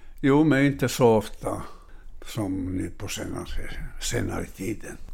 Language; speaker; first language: Swedish; non-native, fluent; Italian